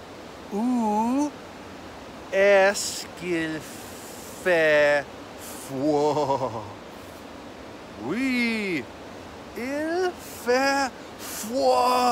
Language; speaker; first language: French; non-native, fluent; English